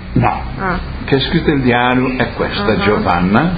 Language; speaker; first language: Italian; early bilingual, heritage; Portuguese